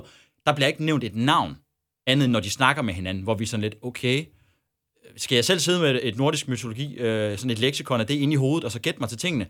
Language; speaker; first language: Danish; native; Danish